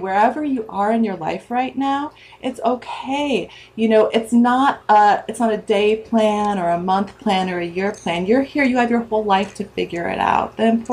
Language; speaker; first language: English; native; English